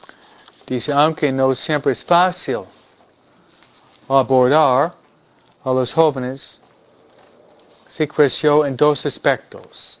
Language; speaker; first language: Spanish; non-native, fluent; English